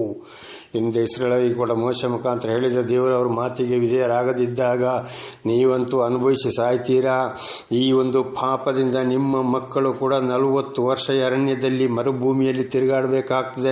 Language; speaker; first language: Kannada; native; Kannada